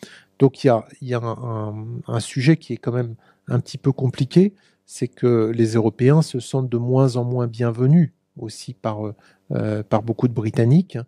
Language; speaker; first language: French; native; French